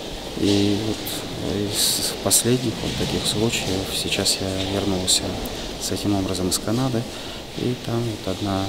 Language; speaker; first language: Russian; native; Russian